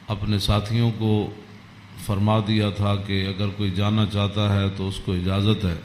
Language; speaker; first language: Urdu; non-native, local second language; Punjabi